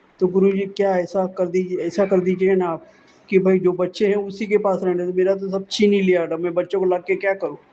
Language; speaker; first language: Hindi; non-native, local second language; Marathi